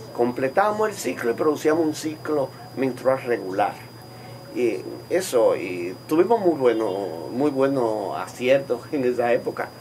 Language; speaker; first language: Spanish; native; Spanish